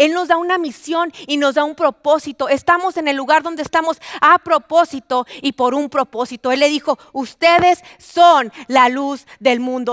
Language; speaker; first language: Spanish; native; Spanish